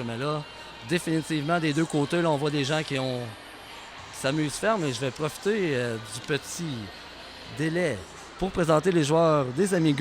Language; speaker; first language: French; native; French